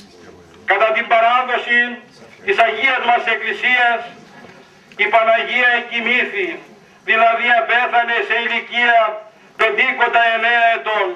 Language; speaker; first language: Greek; native; Greek